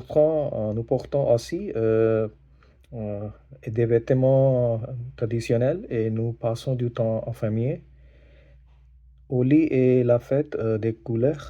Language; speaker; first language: French; non-native, learner; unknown